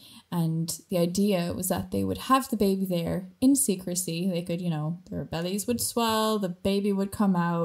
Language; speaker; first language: English; native; English